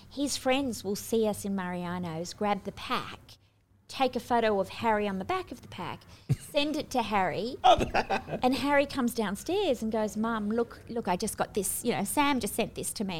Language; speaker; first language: English; native; English